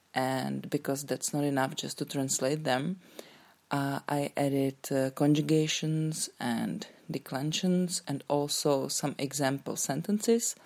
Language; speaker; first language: English; non-native, fluent; Czech